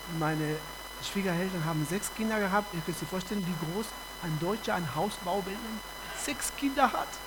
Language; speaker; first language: German; non-native, fluent; Spanish